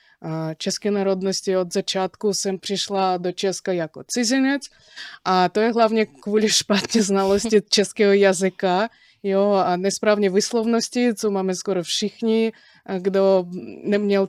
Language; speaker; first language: Czech; non-native, fluent; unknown